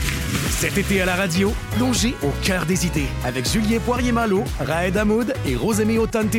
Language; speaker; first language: French; native; French